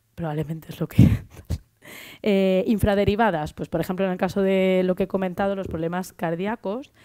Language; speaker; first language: Spanish; native; Spanish